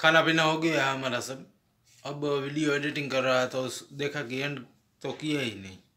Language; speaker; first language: Hindi; non-native, local second language; Gujarati